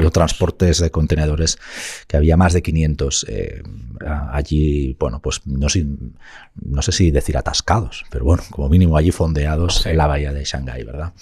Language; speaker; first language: Spanish; native; Spanish